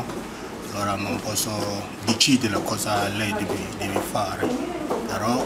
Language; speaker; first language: Italian; non-native, learner; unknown